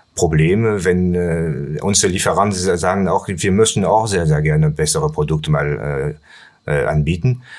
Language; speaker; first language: German; non-native, learner; French